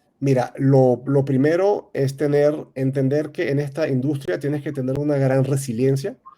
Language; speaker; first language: Spanish; native; Spanish